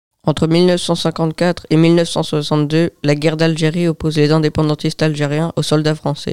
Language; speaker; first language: French; native; French